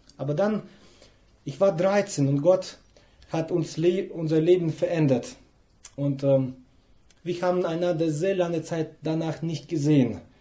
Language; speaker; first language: German; non-native, fluent; Russian